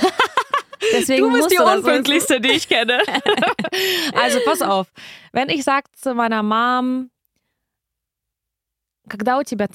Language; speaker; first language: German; early bilingual, other home language; Russian